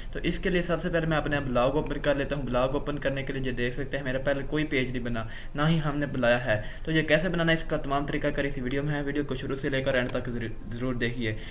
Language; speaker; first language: Urdu; non-native, local second language; Punjabi